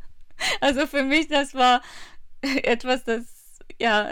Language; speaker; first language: German; non-native, fluent; Persian